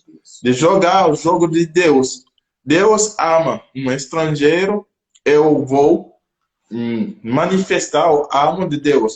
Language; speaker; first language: Portuguese; non-native, local second language; French